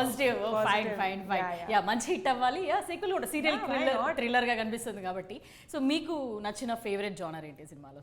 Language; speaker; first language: Telugu; native; Telugu